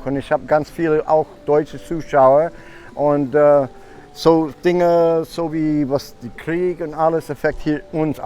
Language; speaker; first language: German; non-native, learner; English